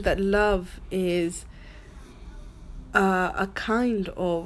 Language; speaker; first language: English; non-native, local second language; Swahili